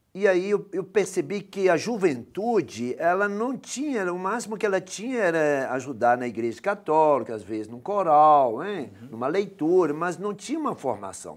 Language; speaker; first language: Portuguese; non-native, fluent; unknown